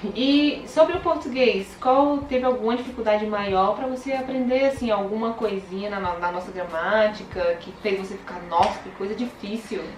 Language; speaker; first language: Portuguese; native; Portuguese